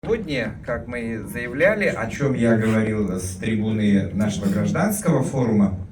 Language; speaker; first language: Russian; native; Russian